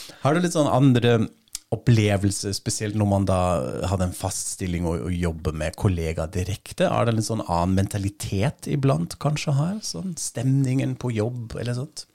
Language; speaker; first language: Norwegian; non-native, fluent; German